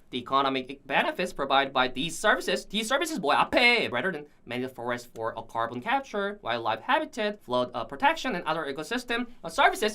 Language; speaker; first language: English; non-native, fluent; Korean